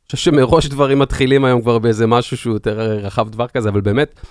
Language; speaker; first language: Hebrew; native; Hebrew